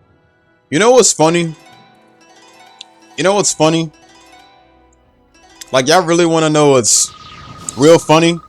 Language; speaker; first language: English; native; English